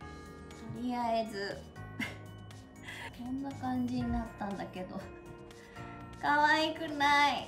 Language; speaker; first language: Japanese; native; Japanese